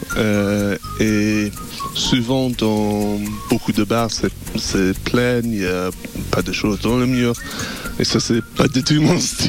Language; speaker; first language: French; non-native, learner; English